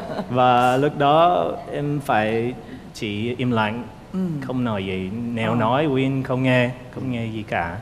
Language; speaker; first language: Vietnamese; non-native, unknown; English